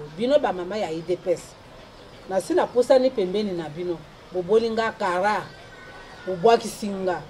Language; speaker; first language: Lingala; non-native, local second language; Luba-Lulua